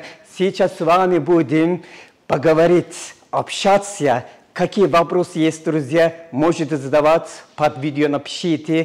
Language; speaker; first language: Russian; non-native, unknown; Turkish